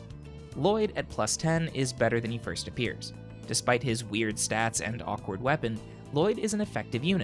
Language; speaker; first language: English; native; English